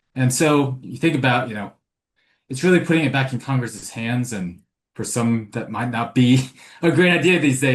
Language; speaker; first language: English; native; English